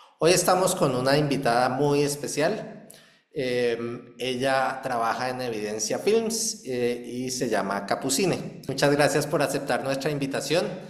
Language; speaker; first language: Spanish; native; Spanish